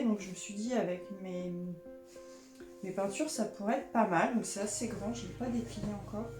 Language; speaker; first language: French; native; French